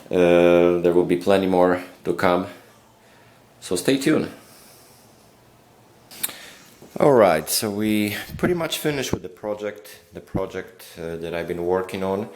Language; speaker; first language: English; non-native, fluent; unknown